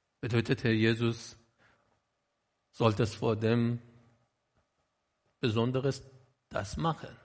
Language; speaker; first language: German; non-native, learner; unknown